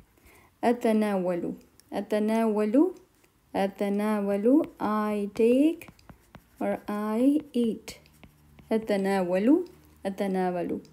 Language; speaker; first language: Arabic; non-native, fluent; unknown